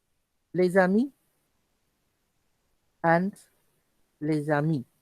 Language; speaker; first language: French; non-native, fluent; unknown